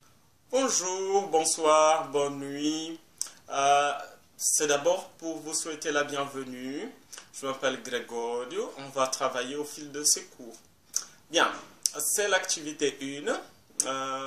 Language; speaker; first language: French; non-native, fluent; Portuguese